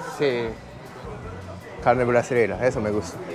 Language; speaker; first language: Spanish; non-native, fluent; Japanese